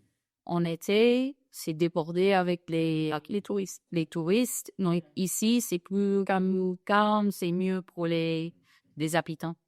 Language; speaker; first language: French; non-native, fluent; English